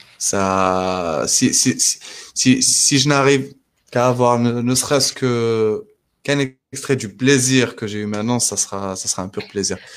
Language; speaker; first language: French; non-native, local second language; Arabic